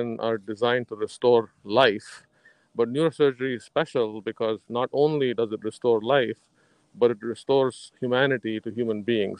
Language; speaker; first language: English; non-native, local second language; Kannada